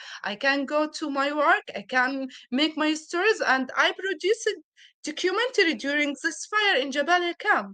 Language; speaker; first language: English; non-native, learner; Arabic